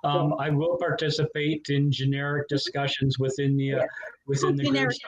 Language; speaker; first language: English; native; English